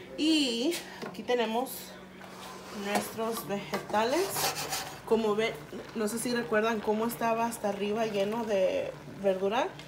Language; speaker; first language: Spanish; early bilingual, other home language; English